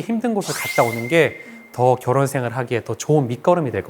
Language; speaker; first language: Korean; native; Korean